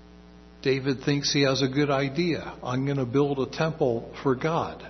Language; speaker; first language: English; native; English